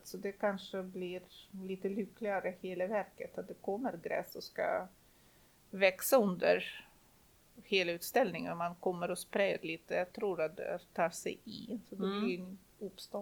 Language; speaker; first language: Swedish; non-native, fluent; Russian